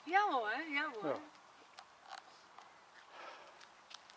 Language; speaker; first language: Dutch; native; Dutch